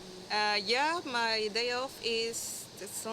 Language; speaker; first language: English; non-native, learner; Spanish